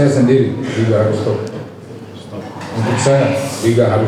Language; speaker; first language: Indonesian; non-native, fluent; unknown